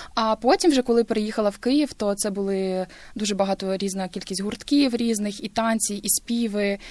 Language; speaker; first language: Ukrainian; native; Ukrainian